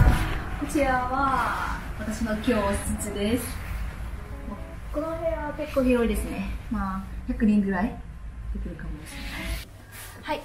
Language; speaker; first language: Japanese; non-native, learner; Vietnamese